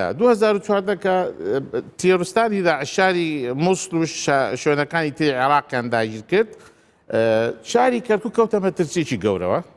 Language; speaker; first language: Central Kurdish; non-native, local second language; Turkish